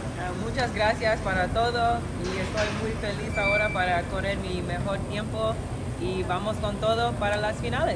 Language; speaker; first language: Spanish; non-native, learner; English